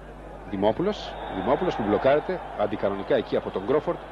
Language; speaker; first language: Greek; native; Greek